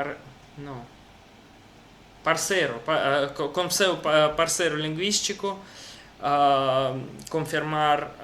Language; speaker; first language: Portuguese; non-native, learner; Russian